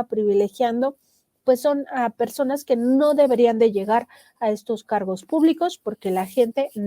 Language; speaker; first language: Spanish; native; Spanish